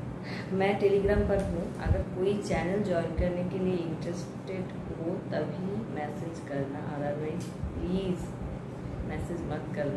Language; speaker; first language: Hindi; non-native, local second language; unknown